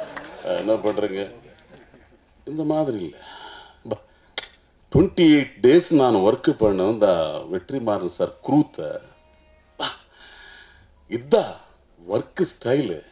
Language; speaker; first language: Tamil; non-native, learner; Telugu